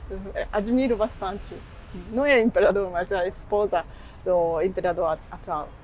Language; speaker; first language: Portuguese; non-native, fluent; Japanese